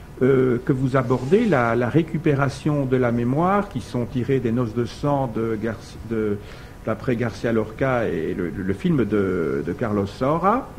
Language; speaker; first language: French; native; French